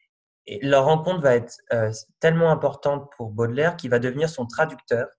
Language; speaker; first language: French; native; French